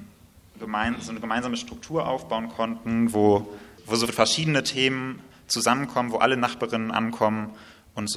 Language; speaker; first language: German; native; German